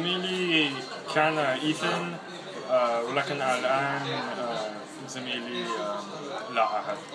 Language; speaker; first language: Arabic; non-native, learner; English